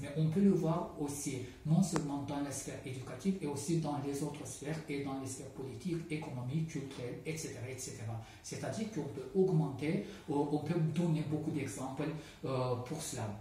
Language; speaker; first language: French; non-native, fluent; Azerbaijani